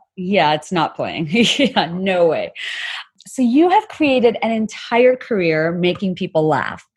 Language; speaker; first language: English; non-native, local second language; Bangla